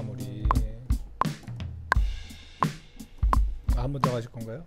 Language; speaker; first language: Korean; native; Korean